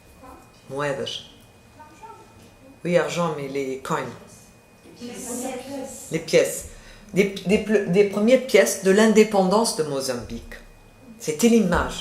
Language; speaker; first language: French; non-native, fluent; Portuguese